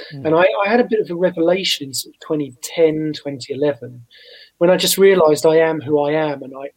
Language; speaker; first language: English; native; English